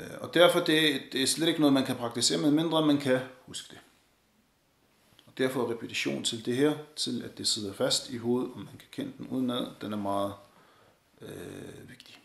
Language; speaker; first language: Danish; early bilingual, other home language; Arabic